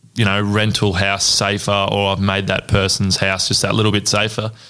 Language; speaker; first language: English; native; English